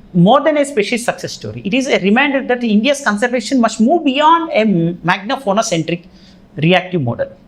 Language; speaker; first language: English; non-native, local second language; Telugu